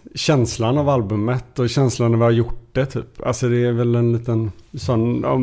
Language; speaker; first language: Swedish; native; Swedish